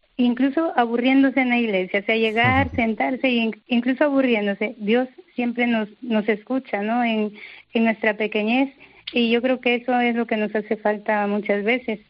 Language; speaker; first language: Spanish; native; Spanish